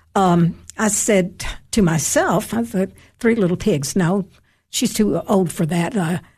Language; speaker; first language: English; native; English